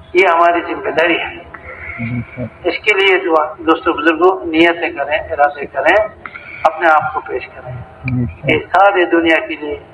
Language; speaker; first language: Urdu; non-native, local second language; Pashto